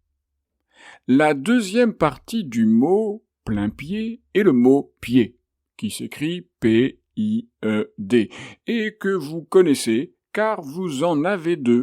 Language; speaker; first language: French; native; French